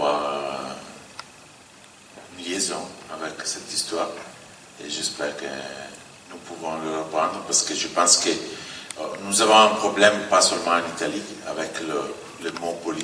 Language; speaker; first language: French; non-native, fluent; Italian